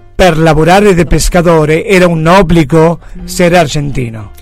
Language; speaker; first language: Italian; non-native, fluent; Spanish